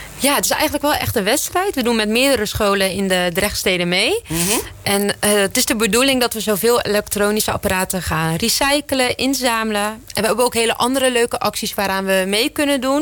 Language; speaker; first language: Dutch; native; Dutch